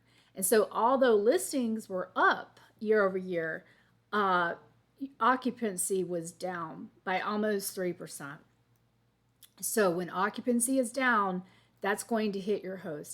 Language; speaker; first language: English; native; English